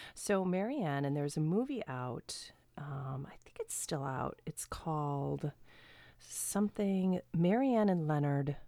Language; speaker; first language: English; native; English